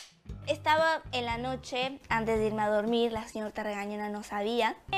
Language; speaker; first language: Spanish; native; Spanish